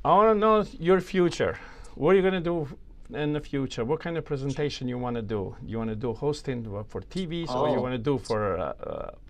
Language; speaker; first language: English; non-native, learner; Albanian